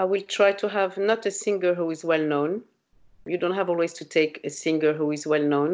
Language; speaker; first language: English; non-native, fluent; French